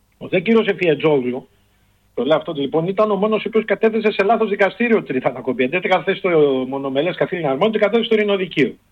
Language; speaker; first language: Greek; native; Greek